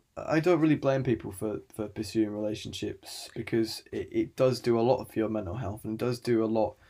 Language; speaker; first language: English; native; English